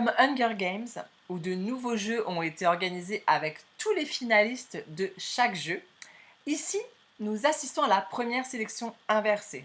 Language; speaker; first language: French; native; French